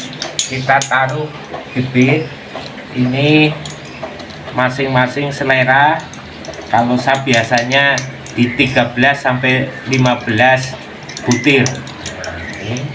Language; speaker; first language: Indonesian; non-native, local second language; Javanese